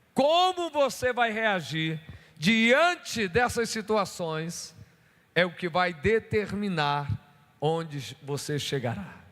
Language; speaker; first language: Portuguese; native; Portuguese